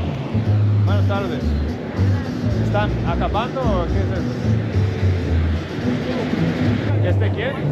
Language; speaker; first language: Spanish; non-native, fluent; English